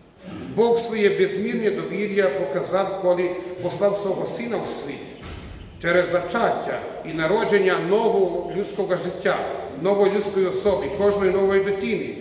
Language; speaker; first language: Ukrainian; non-native, fluent; Croatian